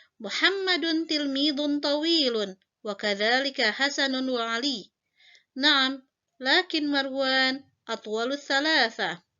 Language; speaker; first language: Arabic; non-native, fluent; Indonesian